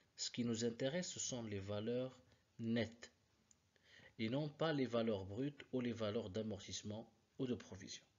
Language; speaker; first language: French; non-native, local second language; Arabic